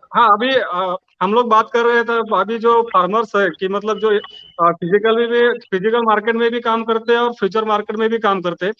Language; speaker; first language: Hindi; non-native, local second language; Marathi